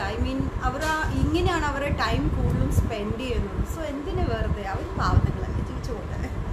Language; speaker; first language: Malayalam; early bilingual, heritage; Malayalam